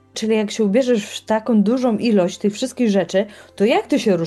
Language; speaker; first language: Polish; native; Polish